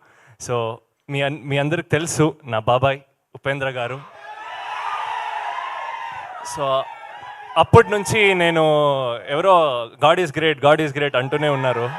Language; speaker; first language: Telugu; non-native, learner; Kannada